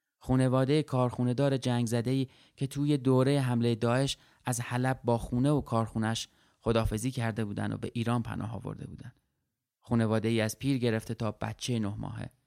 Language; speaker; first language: Persian; early bilingual, other home language; Arabic